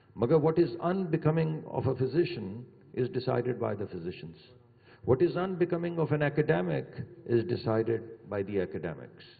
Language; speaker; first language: English; non-native, local second language; Urdu